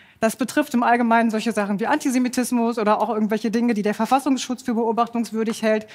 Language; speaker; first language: German; native; German